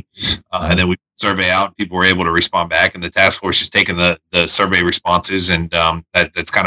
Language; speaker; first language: English; native; English